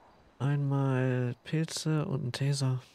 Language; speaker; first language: German; native; German